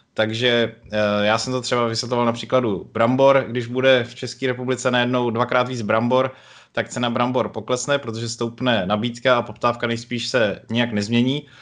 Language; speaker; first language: Czech; native; Czech